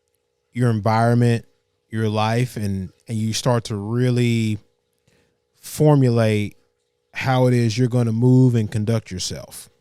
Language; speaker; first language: English; native; English